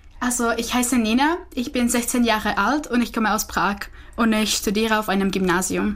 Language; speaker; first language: German; non-native, fluent; Czech